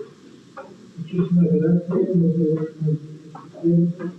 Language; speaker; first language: Spanish; non-native, learner; Persian